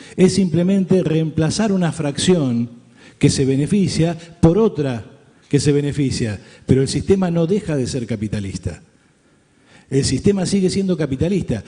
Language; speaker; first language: Spanish; native; Spanish